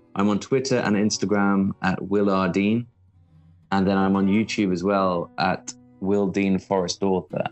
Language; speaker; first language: English; native; English